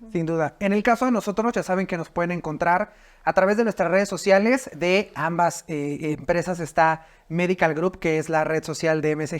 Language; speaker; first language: Spanish; native; Spanish